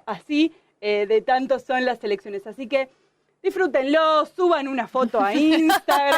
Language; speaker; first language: Spanish; native; Spanish